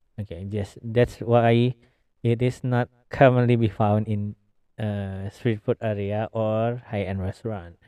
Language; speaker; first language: English; non-native, learner; Indonesian